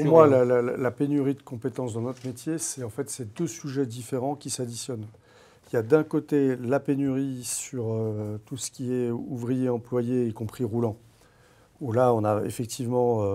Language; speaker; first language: French; native; French